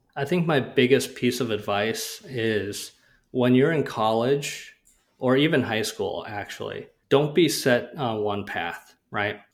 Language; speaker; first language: English; native; English